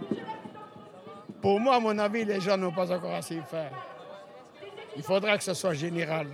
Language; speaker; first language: French; early bilingual, other home language; Spanish